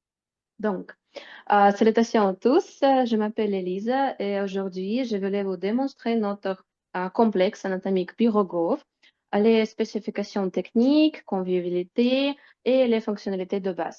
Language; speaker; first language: French; non-native, fluent; Russian